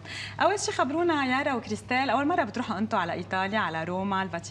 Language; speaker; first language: Arabic; native; Arabic